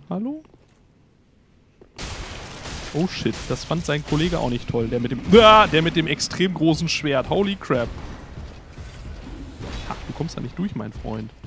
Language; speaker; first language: German; native; German